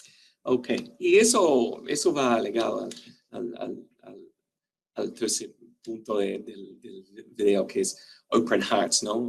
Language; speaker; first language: Spanish; non-native, fluent; English